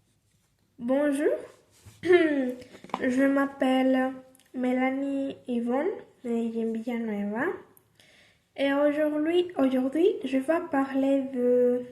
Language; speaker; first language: French; non-native, learner; Spanish